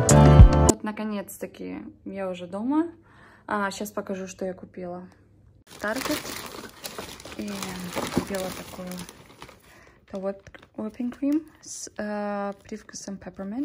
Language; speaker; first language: Russian; early bilingual, heritage; Russian